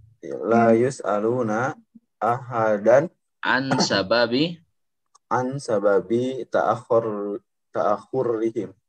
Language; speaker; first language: Arabic; non-native, learner; Indonesian